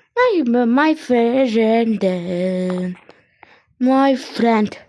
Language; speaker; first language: English; non-native, learner; Mongolian